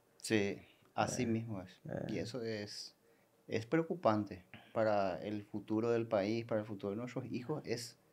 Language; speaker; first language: Spanish; native; Spanish